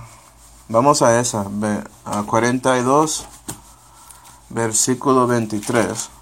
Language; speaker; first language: Spanish; non-native, fluent; English